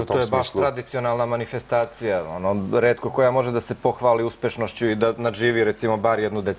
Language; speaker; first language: Croatian; native; Croatian